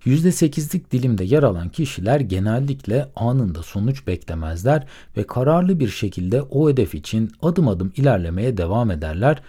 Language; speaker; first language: Turkish; native; Turkish